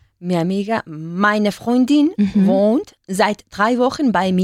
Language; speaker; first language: German; non-native, learner; Spanish